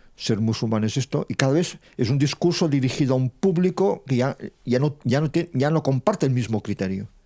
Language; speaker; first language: Spanish; non-native, local second language; Catalan